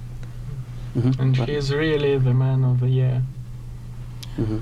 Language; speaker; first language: English; non-native, learner; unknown